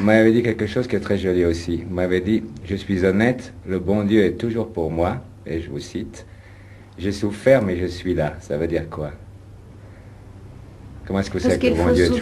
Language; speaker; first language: French; native; French